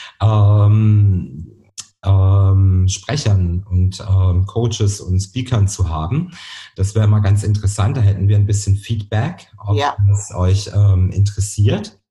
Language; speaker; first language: German; native; German